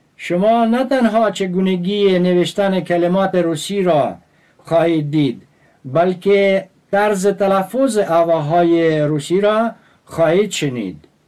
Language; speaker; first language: Persian; non-native, fluent; Russian